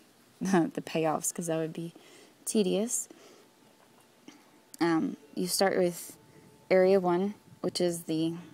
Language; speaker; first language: English; native; English